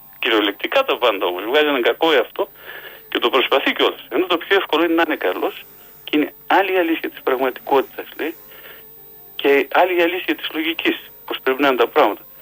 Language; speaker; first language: Greek; native; Greek